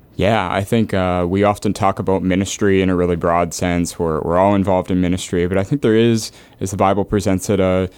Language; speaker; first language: English; native; English